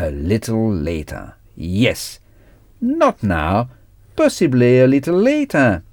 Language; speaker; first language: English; non-native, fluent; French